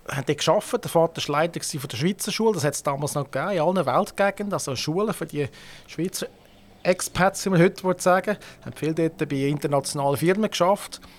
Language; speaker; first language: German; native; German